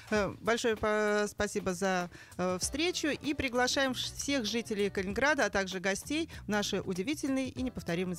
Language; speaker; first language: Russian; native; Russian